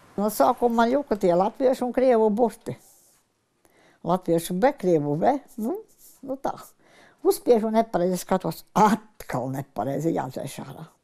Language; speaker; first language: Latvian; native; Latvian